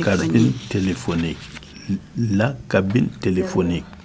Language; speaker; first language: French; non-native, learner; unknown